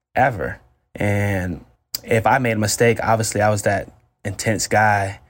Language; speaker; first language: English; native; English